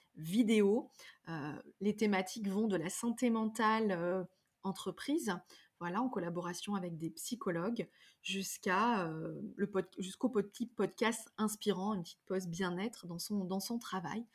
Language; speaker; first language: French; native; French